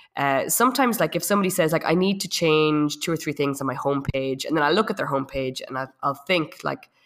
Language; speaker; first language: English; native; English